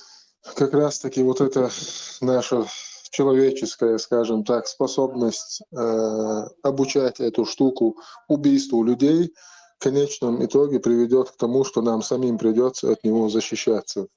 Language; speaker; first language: Russian; non-native, local second language; Chechen